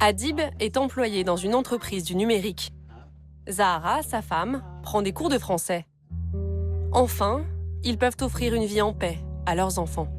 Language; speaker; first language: French; native; French